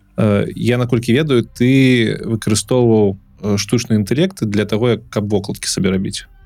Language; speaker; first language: Belarusian; non-native, local second language; Russian